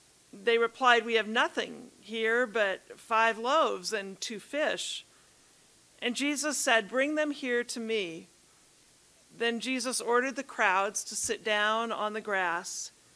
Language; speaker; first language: English; native; English